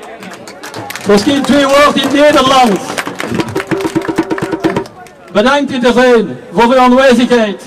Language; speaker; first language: Dutch; non-native, local second language; French